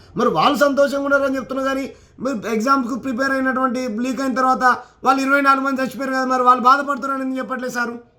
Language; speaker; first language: Telugu; native; Telugu